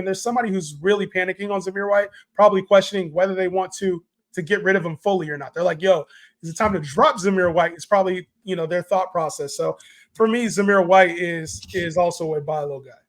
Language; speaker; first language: English; native; English